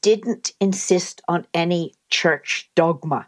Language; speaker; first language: English; native; English